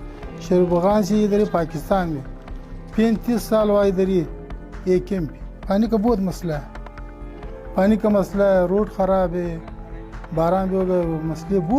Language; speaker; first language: Hindi; non-native, learner; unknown